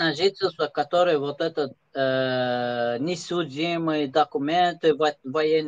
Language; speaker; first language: Russian; non-native, learner; Turkmen